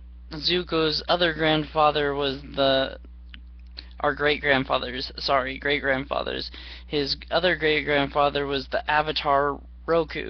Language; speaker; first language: English; native; English